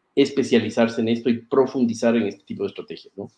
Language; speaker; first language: Spanish; native; Spanish